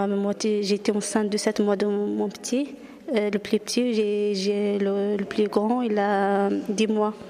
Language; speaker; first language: French; non-native, learner; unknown